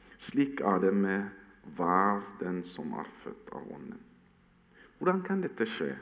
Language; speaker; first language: Norwegian; non-native, fluent; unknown